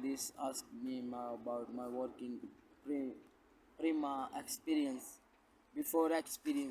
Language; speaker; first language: English; non-native, local second language; Punjabi